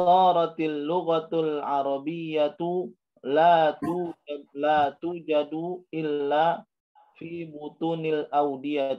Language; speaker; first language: Arabic; non-native, learner; Indonesian